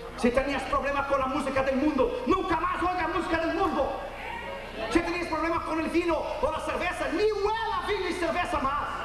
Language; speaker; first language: Spanish; non-native, fluent; Portuguese